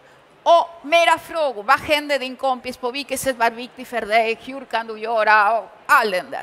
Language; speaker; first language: Swedish; early bilingual, other home language; Spanish